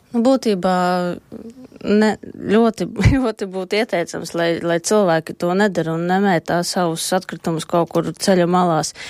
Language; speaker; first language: Latvian; native; Latvian